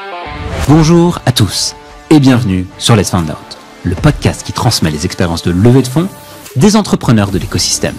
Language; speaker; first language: French; native; French